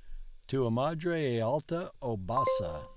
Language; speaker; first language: Italian; non-native, learner; English